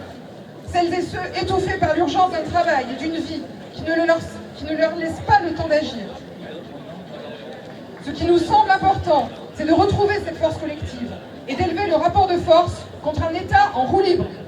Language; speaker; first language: French; native; French